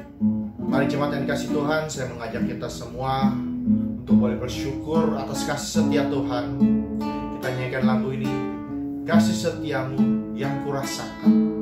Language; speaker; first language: Indonesian; native; Indonesian